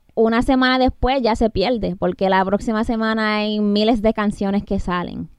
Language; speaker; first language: Spanish; early bilingual, heritage; Spanish